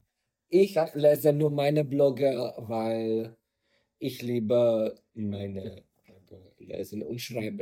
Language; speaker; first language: German; non-native, learner; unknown